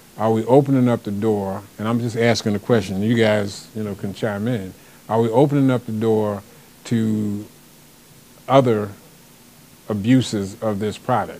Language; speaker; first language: English; native; English